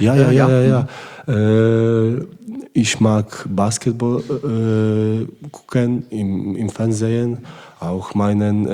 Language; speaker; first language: German; non-native, learner; Polish